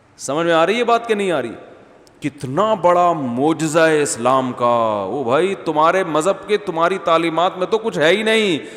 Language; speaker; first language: Urdu; native; Urdu